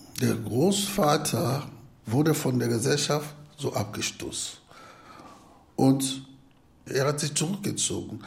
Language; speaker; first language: German; non-native, fluent; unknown